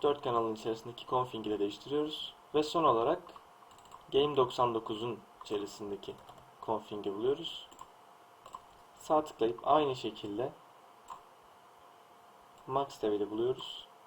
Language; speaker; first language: Turkish; native; Turkish